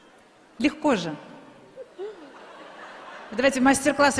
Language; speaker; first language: Russian; native; Russian